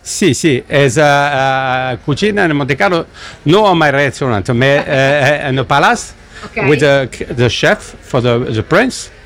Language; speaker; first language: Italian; non-native, learner; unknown